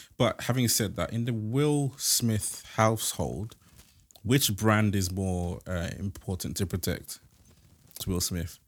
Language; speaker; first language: English; native; English